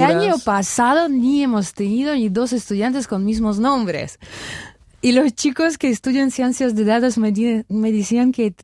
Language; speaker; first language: Spanish; non-native, fluent; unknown